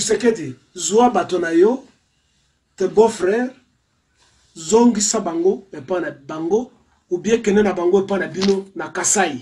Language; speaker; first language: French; non-native, local second language; Swahili